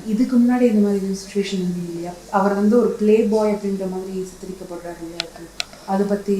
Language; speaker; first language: Tamil; native; Tamil